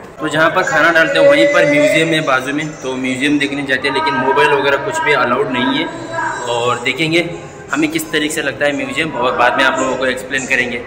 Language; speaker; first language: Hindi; native; Hindi